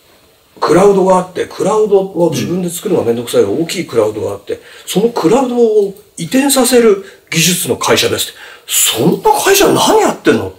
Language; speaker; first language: Japanese; native; Japanese